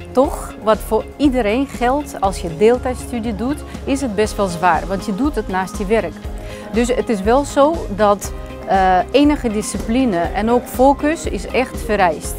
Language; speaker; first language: Dutch; non-native, fluent; Russian